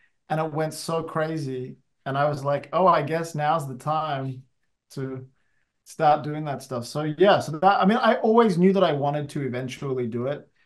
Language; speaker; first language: English; native; English